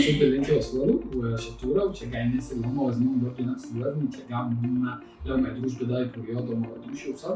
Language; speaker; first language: Arabic; native; Arabic